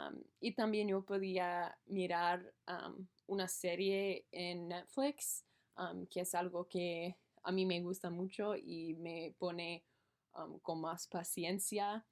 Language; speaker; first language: Spanish; non-native, learner; English